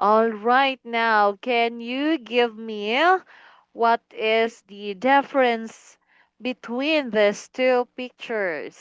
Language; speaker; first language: English; non-native, fluent; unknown